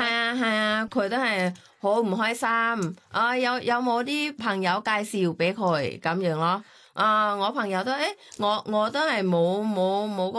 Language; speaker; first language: Cantonese; non-native, learner; Thai